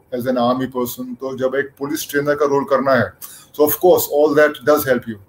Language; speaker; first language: Hindi; native; Hindi